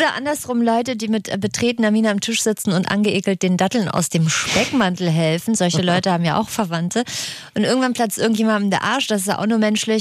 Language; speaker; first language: German; native; German